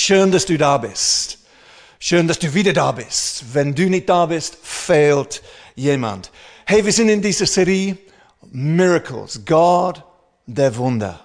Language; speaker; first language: German; non-native, fluent; English